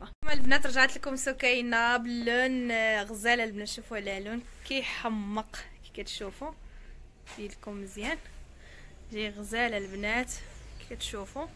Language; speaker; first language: Arabic; native; Arabic